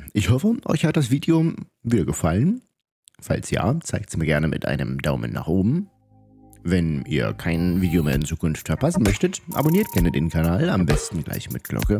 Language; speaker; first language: German; native; German